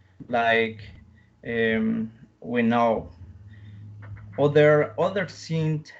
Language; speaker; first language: English; non-native, learner; Spanish